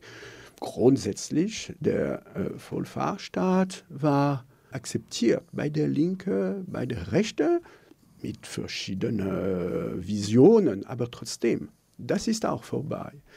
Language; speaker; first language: German; non-native, local second language; French